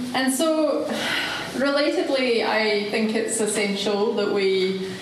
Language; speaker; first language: English; native; English